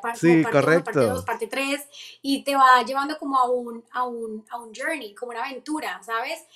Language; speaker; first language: Spanish; native; Spanish